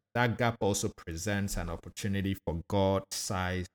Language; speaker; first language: English; non-native, local second language; Akan